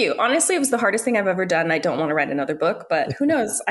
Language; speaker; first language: English; native; English